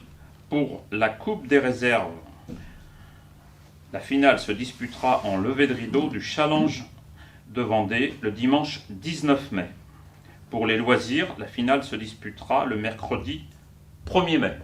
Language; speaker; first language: French; native; French